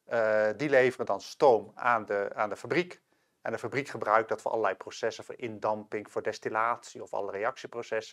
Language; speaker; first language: Dutch; native; Dutch